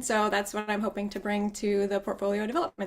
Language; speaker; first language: English; native; English